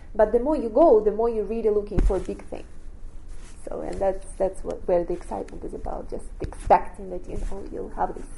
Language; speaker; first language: English; non-native, fluent; Russian